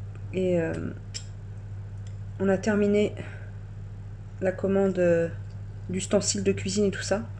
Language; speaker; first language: French; native; French